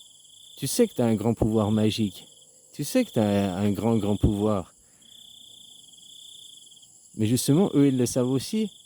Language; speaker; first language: French; native; French